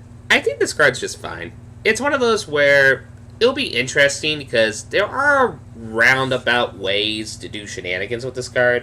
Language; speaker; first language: English; native; English